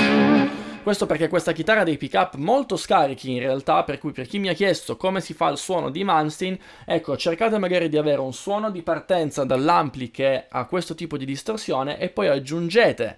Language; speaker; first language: Italian; native; Italian